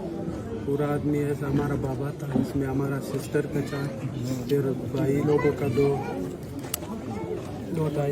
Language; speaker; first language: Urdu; non-native, local second language; Pashto